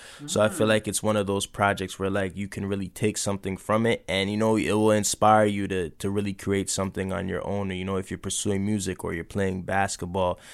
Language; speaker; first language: English; native; English